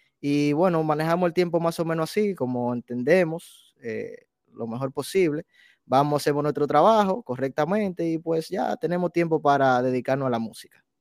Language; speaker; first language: Spanish; native; Spanish